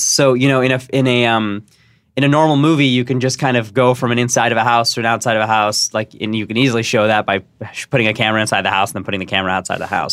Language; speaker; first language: English; native; English